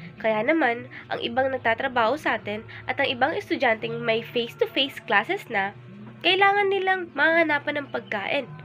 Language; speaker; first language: Filipino; native; Filipino